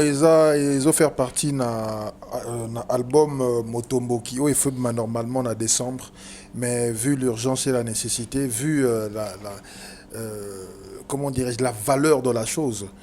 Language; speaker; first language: French; non-native, local second language; Lingala